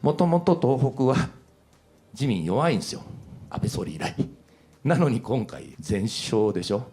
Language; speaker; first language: Japanese; native; Japanese